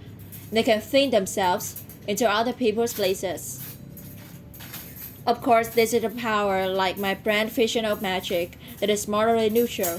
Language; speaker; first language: English; non-native, learner; Vietnamese